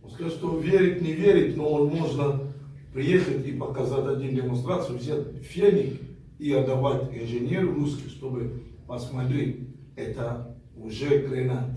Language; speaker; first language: Russian; non-native, fluent; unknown